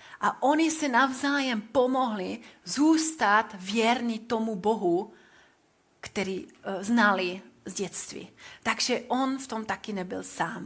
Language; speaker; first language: Czech; non-native, fluent; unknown